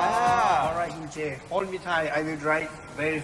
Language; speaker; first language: English; non-native, learner; Thai